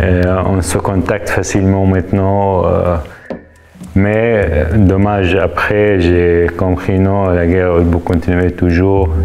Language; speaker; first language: French; non-native, fluent; Arabic